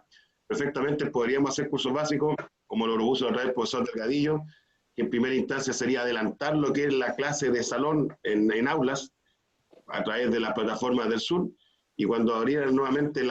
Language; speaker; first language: Spanish; native; Spanish